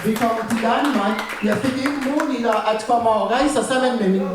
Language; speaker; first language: Danish; non-native, learner; French